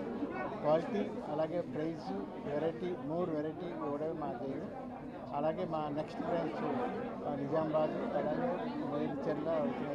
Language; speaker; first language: Telugu; native; Telugu